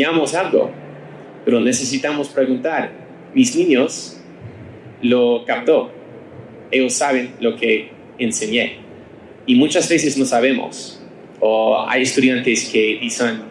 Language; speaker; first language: Spanish; non-native, learner; English